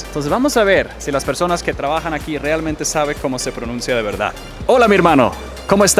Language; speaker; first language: Spanish; non-native, fluent; English